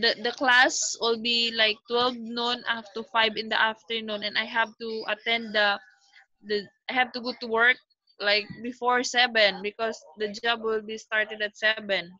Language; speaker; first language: English; non-native, local second language; Filipino